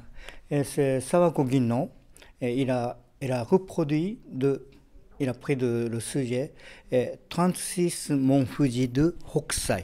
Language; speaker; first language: French; non-native, fluent; Japanese